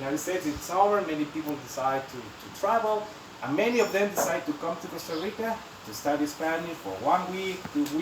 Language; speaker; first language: English; non-native, fluent; Spanish